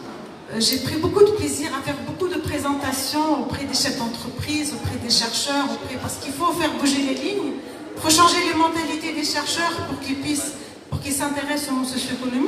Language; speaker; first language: French; non-native, local second language; Arabic